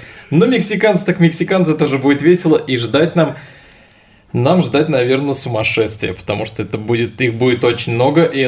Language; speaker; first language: Russian; native; Russian